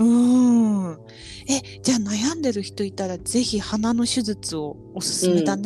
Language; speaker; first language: Japanese; native; Japanese